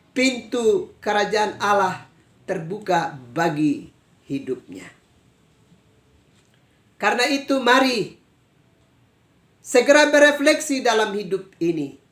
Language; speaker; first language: Indonesian; native; Indonesian